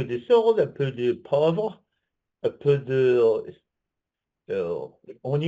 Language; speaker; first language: French; non-native, learner; English